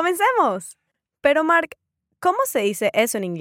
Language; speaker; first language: Spanish; native; Spanish